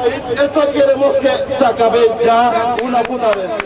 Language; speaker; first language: Spanish; non-native, local second language; Wolof